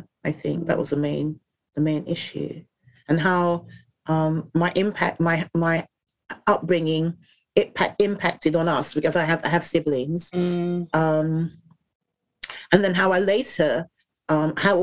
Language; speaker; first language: English; native; English